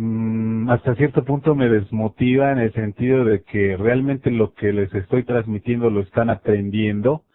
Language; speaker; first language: Spanish; native; Spanish